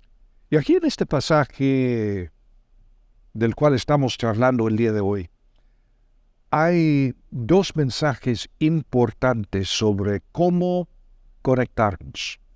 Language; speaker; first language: Spanish; non-native, fluent; English